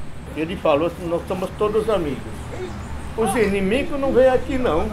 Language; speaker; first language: Portuguese; non-native, local second language; Yanomámi